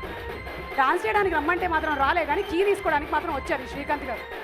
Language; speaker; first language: Telugu; native; Telugu